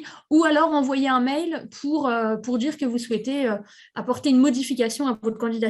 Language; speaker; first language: French; native; French